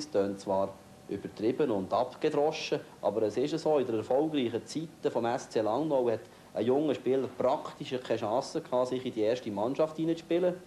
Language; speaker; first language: German; native; German